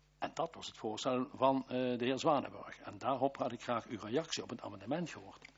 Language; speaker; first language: Dutch; native; Dutch